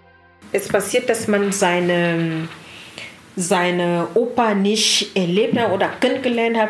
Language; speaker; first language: German; non-native, learner; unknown